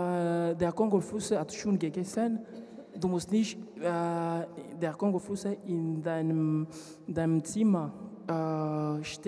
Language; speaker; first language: German; non-native, learner; French